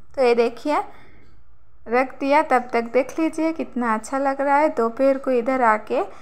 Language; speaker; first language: Hindi; non-native, local second language; Bangla